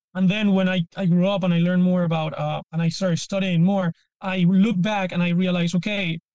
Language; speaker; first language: English; non-native, fluent; Spanish